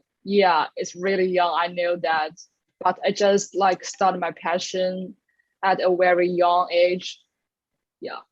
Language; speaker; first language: English; non-native, learner; Chinese